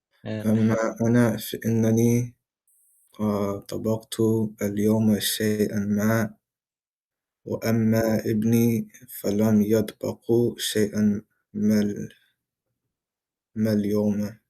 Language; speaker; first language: Arabic; non-native, learner; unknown